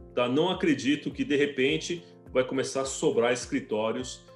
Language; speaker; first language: Portuguese; early bilingual, other home language; Chinese